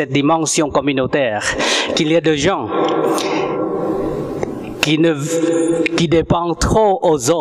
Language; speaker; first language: French; non-native, fluent; Vietnamese